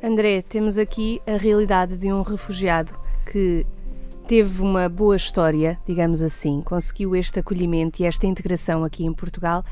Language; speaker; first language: Portuguese; native; Portuguese